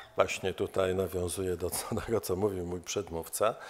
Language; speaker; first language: Polish; native; Polish